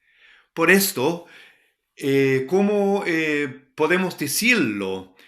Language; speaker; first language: Spanish; non-native, fluent; German